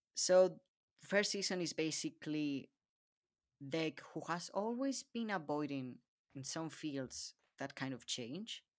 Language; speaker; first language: English; non-native, fluent; Spanish